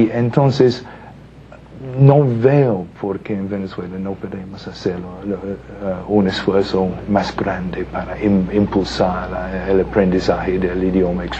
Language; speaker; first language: Spanish; non-native, fluent; English